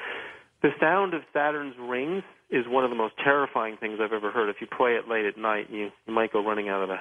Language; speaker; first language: English; native; English